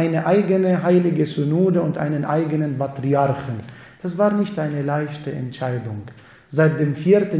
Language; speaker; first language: German; non-native, fluent; Arabic